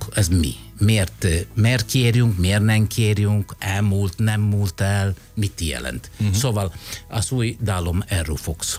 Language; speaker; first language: Hungarian; non-native, fluent; Italian